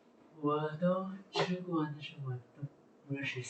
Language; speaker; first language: Chinese; non-native, learner; Lao